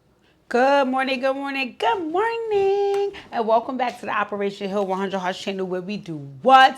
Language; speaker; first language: English; native; English